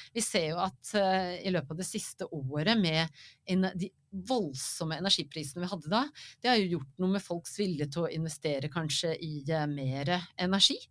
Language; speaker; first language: Norwegian; native; Norwegian